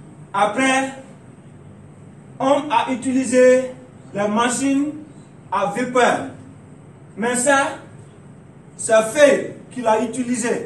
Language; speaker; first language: French; non-native, learner; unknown